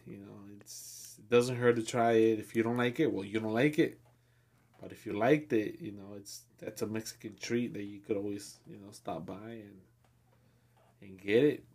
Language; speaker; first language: English; early bilingual, other home language; Spanish